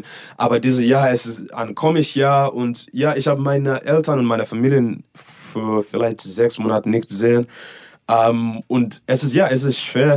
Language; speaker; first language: German; non-native, learner; English